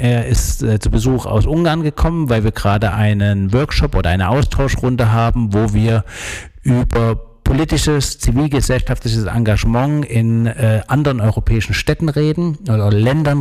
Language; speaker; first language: German; native; German